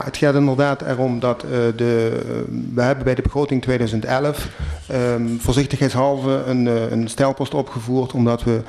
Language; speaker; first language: Dutch; native; Dutch